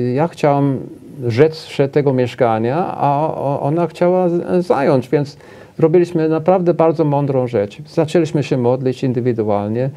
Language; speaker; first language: Polish; non-native, fluent; English